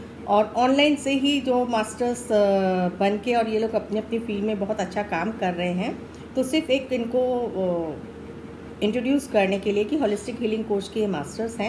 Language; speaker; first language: Hindi; native; Hindi